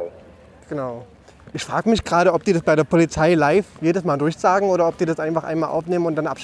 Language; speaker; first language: German; native; German